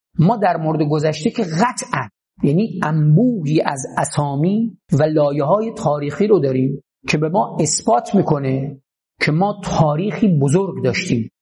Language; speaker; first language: Persian; native; Persian